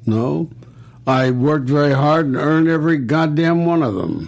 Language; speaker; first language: English; native; English